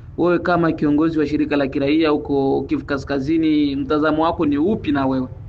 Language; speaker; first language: Swahili; native; Swahili